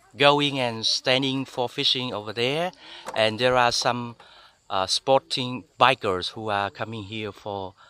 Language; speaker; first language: English; non-native, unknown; Vietnamese